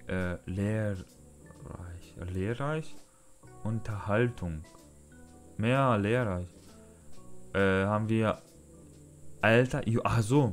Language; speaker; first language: German; non-native, learner; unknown